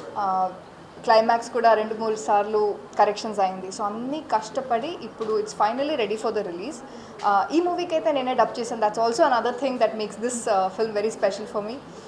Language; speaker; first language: Telugu; non-native, learner; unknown